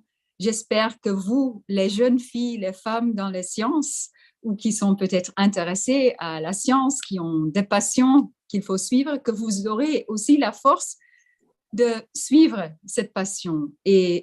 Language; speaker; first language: French; non-native, fluent; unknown